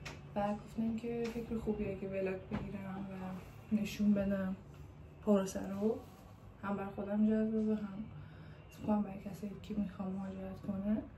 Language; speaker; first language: Persian; native; Persian